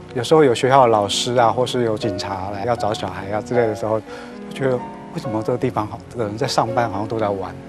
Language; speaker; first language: Chinese; native; Chinese